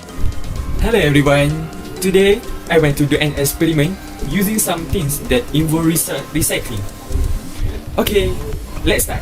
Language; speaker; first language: English; non-native, local second language; Malay